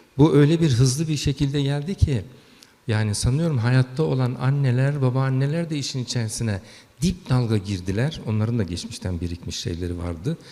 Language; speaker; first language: Turkish; early bilingual, heritage; Turkish